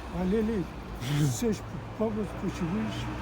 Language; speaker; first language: Polish; non-native, learner; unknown